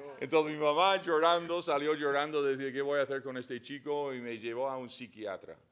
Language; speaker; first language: Spanish; non-native, fluent; English